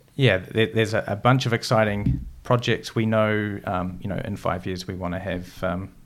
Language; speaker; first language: English; native; English